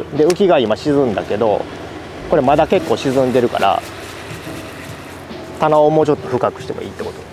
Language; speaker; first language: Japanese; native; Japanese